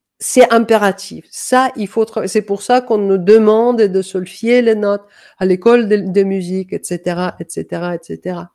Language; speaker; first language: French; non-native, fluent; Danish